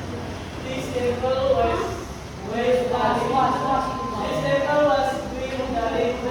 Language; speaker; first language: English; non-native, learner; Indonesian